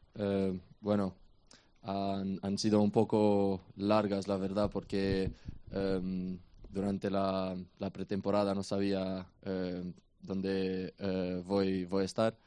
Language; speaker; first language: Spanish; non-native, fluent; Romanian